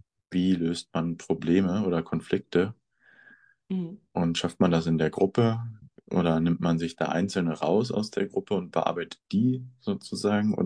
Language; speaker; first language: German; native; German